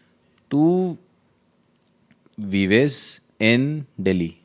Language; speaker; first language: Spanish; non-native, learner; Hindi